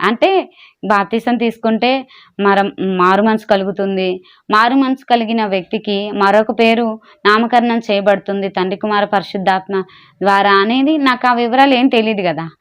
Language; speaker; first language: Telugu; non-native, local second language; Urdu